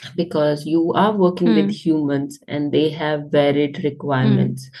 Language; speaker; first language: English; non-native, local second language; Hindi